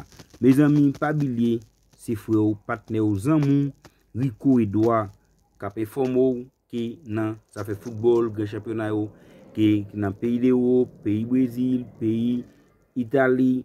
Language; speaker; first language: French; non-native, learner; Haitian Creole